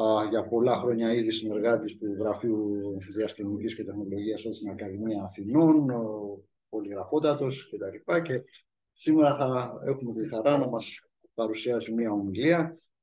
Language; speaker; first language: Greek; native; Greek